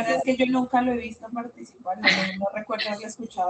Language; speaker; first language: Spanish; native; Spanish